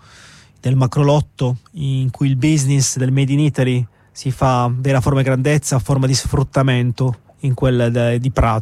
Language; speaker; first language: Italian; native; Italian